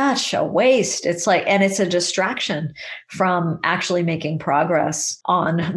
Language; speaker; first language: English; native; English